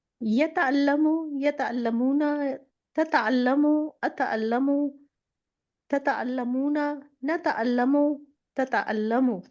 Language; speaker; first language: Arabic; non-native, learner; Urdu